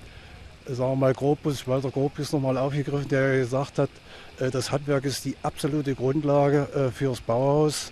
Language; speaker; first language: German; native; German